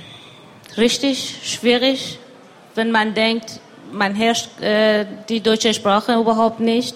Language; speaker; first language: German; non-native, learner; Persian